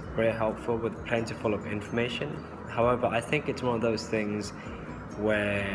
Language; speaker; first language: English; non-native, local second language; Cantonese